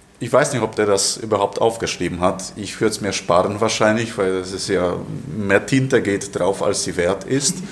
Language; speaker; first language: German; non-native, fluent; Polish